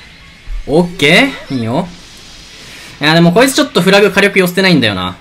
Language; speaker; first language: Japanese; native; Japanese